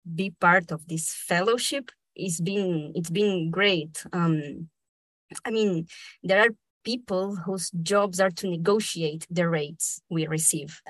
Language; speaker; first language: English; non-native, fluent; Spanish